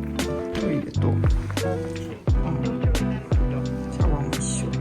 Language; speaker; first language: Japanese; native; Japanese